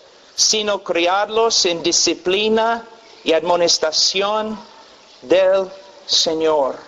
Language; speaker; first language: Spanish; non-native, fluent; English